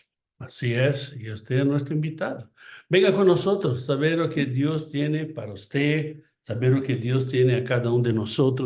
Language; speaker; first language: Spanish; non-native, fluent; Portuguese